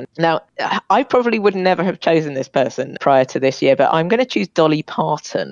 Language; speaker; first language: English; native; English